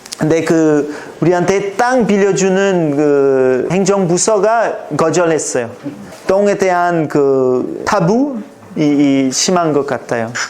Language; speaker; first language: Korean; non-native, fluent; French